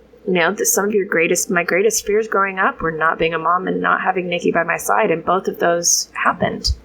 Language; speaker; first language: English; native; English